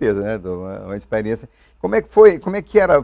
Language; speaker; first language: Portuguese; native; Portuguese